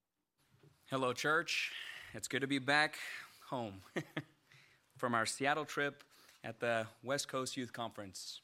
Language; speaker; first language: English; early bilingual, other home language; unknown